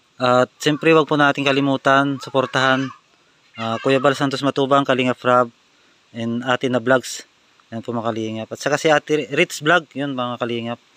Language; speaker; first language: Filipino; native; Filipino